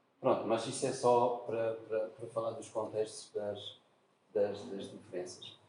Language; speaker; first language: Portuguese; native; Portuguese